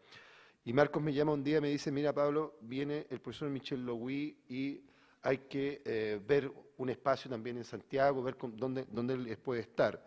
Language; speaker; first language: Spanish; native; Spanish